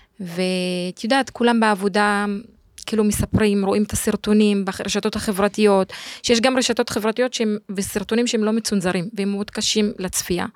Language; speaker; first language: Hebrew; non-native, local second language; Arabic